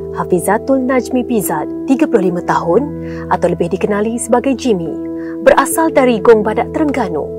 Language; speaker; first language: Malay; native; Malay